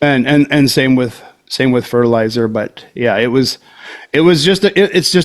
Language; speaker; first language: English; native; English